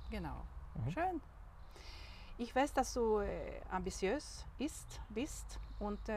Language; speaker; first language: German; non-native, learner; Swedish